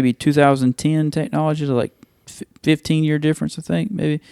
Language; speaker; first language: English; native; English